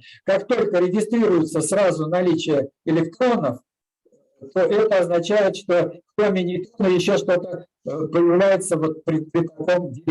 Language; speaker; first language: Russian; native; Russian